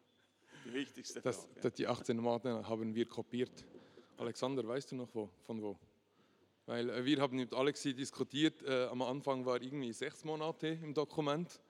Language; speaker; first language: German; non-native, local second language; French